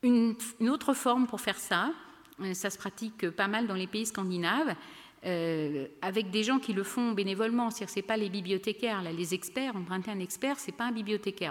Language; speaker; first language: French; native; French